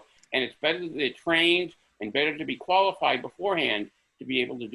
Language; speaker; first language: English; native; English